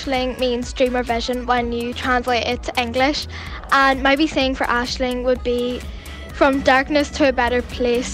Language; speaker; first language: English; native; English